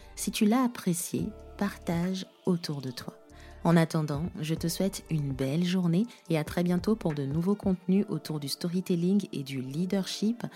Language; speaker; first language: French; non-native, local second language; Lingala